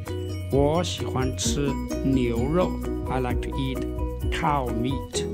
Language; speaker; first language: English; non-native, learner; Chinese